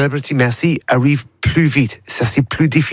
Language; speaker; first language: French; non-native, learner; English